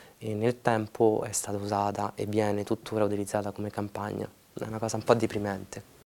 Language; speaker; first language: Italian; early bilingual, other home language; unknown